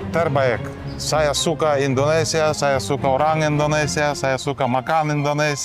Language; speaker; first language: Indonesian; non-native, learner; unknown